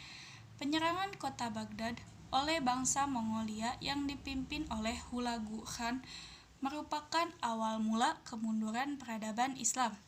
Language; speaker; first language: Indonesian; native; Indonesian